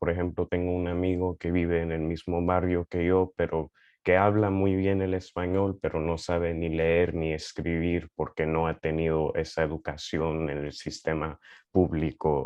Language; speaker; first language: Spanish; early bilingual, heritage; Spanish